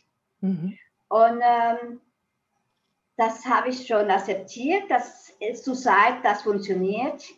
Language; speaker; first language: German; non-native, fluent; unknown